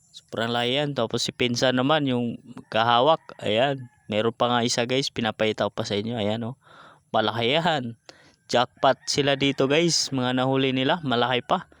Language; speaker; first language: Filipino; non-native, local second language; Cebuano